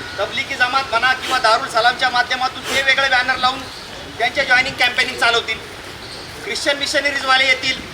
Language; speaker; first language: Marathi; native; Marathi